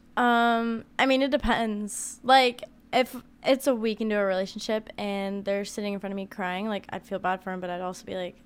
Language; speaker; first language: English; native; English